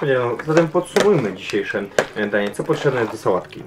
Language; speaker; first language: Polish; native; Polish